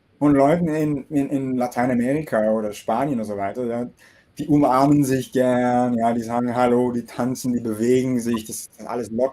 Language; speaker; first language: German; non-native, fluent; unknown